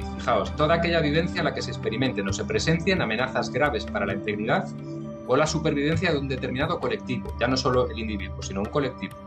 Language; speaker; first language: Spanish; native; Spanish